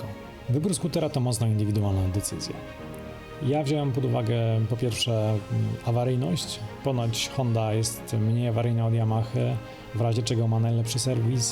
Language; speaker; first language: Polish; native; Polish